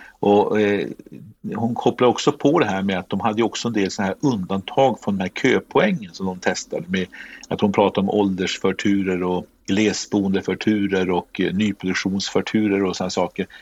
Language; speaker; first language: Swedish; native; Swedish